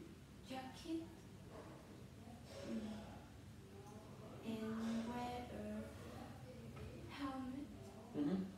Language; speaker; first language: English; non-native, learner; Vietnamese